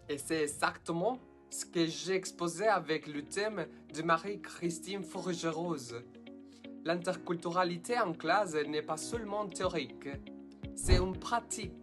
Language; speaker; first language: French; non-native, learner; Spanish